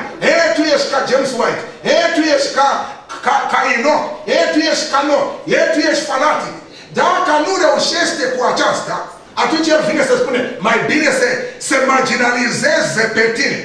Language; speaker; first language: Romanian; non-native, learner; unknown